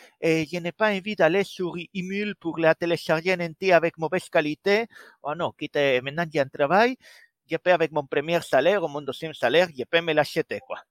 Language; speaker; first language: French; non-native, fluent; Spanish